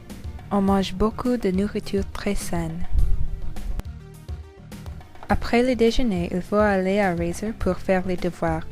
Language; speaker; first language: French; non-native, learner; English